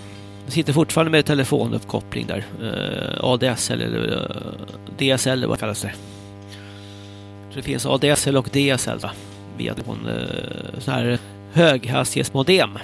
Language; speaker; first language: Swedish; native; Swedish